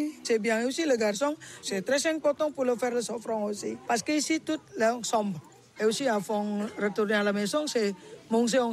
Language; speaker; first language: French; non-native, learner; Indonesian